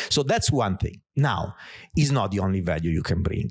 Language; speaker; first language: English; non-native, fluent; Italian